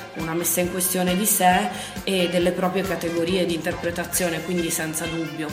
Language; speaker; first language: Italian; native; Italian